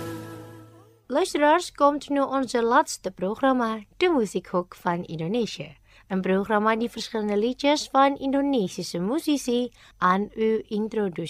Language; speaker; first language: Dutch; non-native, fluent; Indonesian